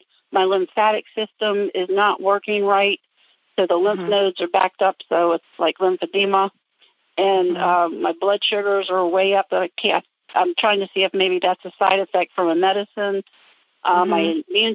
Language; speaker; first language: English; native; English